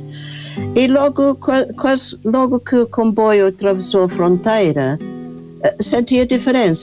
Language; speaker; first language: Portuguese; non-native, fluent; English